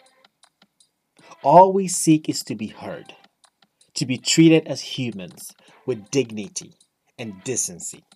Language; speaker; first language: English; non-native, local second language; Ewe